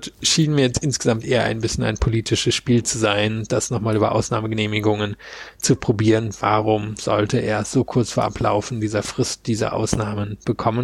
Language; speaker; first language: German; native; German